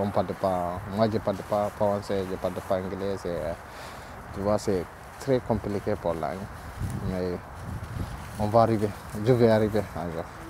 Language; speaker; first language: French; non-native, learner; Oromo